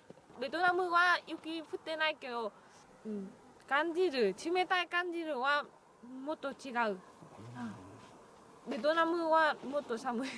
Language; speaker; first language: Japanese; non-native, learner; Vietnamese